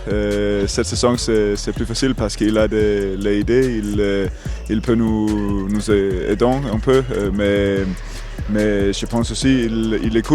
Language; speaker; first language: French; non-native, fluent; Danish